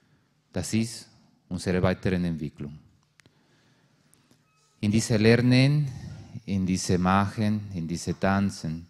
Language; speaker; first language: German; non-native, learner; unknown